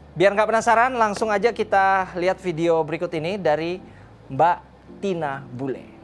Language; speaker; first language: Indonesian; native; Indonesian